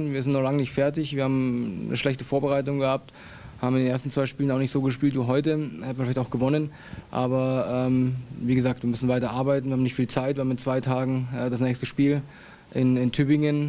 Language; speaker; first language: German; native; German